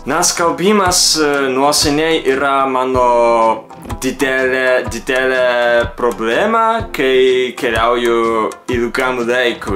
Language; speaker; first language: Lithuanian; non-native, fluent; Japanese